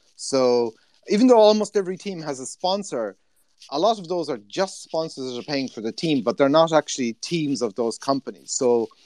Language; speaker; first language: English; native; English